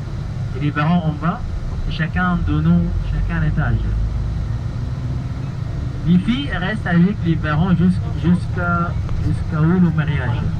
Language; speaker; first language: French; non-native, learner; Arabic